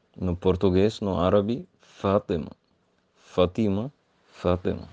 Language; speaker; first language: Portuguese; non-native, learner; Arabic